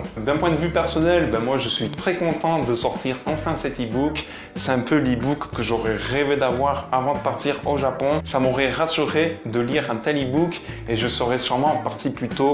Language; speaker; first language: French; native; French